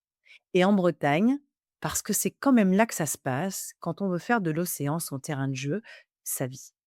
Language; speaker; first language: French; native; French